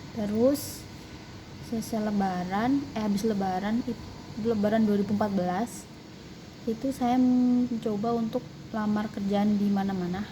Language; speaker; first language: Indonesian; non-native, local second language; Javanese